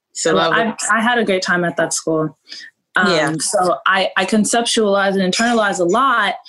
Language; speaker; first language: English; native; English